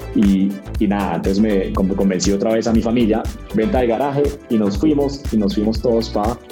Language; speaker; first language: Spanish; native; Spanish